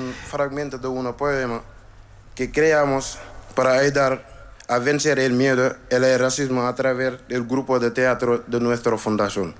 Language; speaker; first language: Spanish; non-native, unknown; Wolof